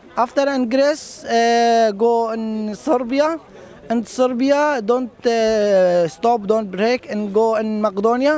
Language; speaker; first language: English; non-native, learner; Arabic